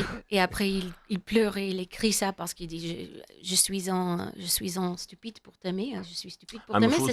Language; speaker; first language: French; non-native, learner; English